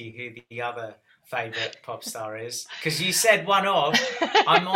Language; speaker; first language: English; native; English